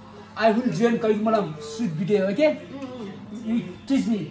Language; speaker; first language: English; non-native, learner; Nepali